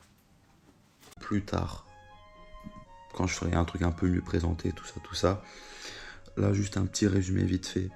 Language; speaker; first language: French; native; French